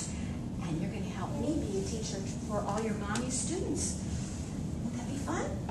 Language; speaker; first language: English; native; English